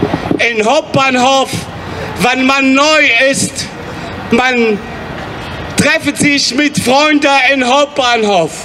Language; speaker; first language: German; non-native, fluent; Arabic